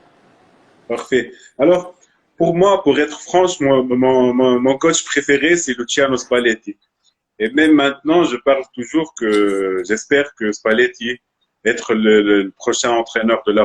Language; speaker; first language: French; non-native, local second language; Arabic